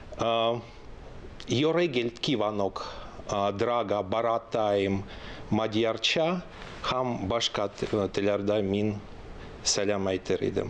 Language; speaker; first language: Tatar; non-native, local second language; Russian